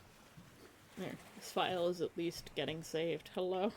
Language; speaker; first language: English; native; English